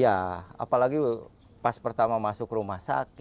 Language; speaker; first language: Indonesian; native; Indonesian